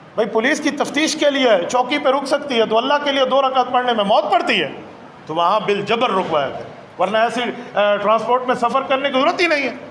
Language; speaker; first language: Urdu; non-native, local second language; Saraiki